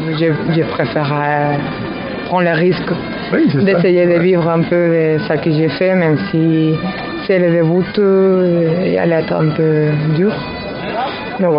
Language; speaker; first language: French; non-native, fluent; Spanish